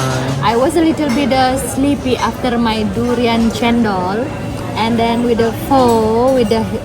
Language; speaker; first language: English; non-native, fluent; Indonesian